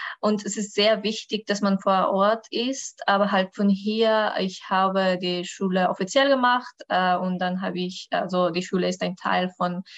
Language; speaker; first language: German; non-native, learner; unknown